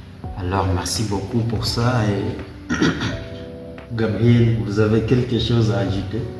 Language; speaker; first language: French; non-native, learner; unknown